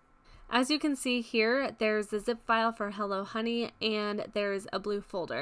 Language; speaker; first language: English; native; English